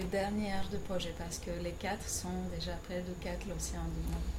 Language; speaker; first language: French; non-native, fluent; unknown